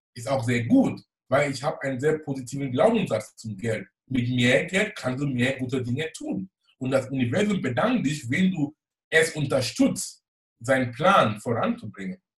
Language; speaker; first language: German; non-native, fluent; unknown